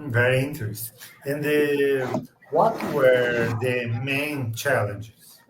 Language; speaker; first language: English; non-native, learner; Portuguese